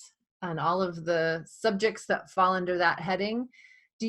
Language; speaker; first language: English; native; English